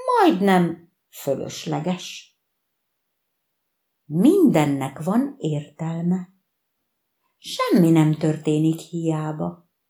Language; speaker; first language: Hungarian; native; Hungarian